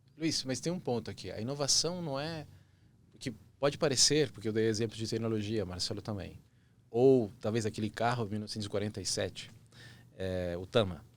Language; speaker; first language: Portuguese; early bilingual, other home language; Spanish